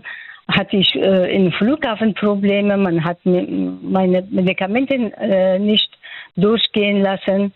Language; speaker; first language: German; non-native, fluent; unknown